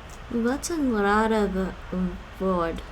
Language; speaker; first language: Dutch; non-native, learner; English